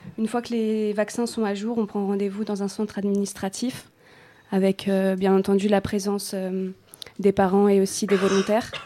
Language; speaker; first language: French; native; French